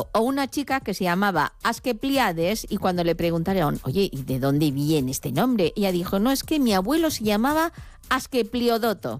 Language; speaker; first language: Spanish; native; Spanish